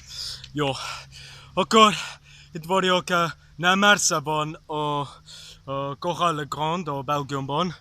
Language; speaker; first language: Hungarian; non-native, learner; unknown